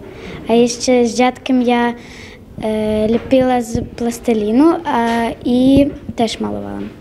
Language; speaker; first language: Polish; non-native, learner; Ukrainian